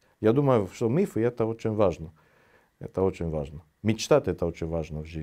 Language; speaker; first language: Russian; non-native, fluent; Greek